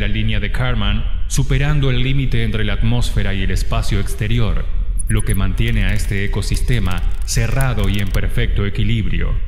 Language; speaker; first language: Spanish; native; Spanish